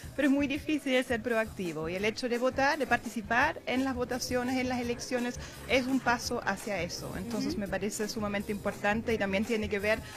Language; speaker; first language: Spanish; non-native, fluent; German